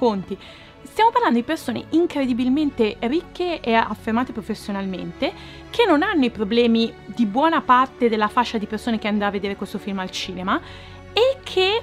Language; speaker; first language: Italian; native; Italian